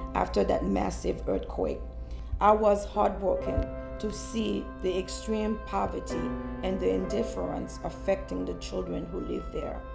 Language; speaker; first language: English; early bilingual, other home language; Haitian Creole